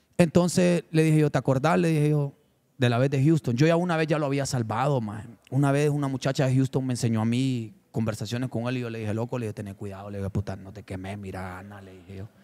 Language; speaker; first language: Spanish; native; Spanish